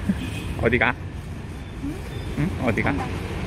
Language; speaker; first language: Korean; native; Korean